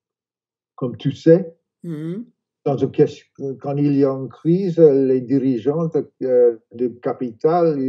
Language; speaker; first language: French; non-native, fluent; English